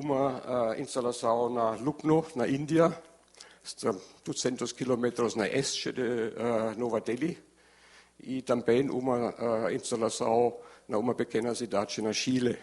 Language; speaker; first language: Portuguese; non-native, learner; German